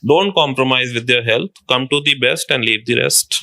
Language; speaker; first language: English; non-native, local second language; Hindi